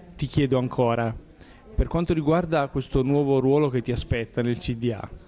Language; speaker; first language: Italian; native; Italian